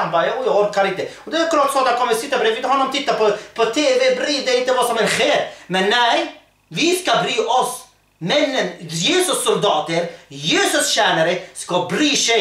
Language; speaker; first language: Swedish; early bilingual, other home language; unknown